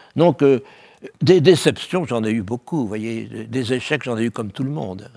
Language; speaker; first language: French; native; French